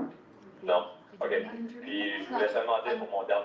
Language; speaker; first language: French; native; French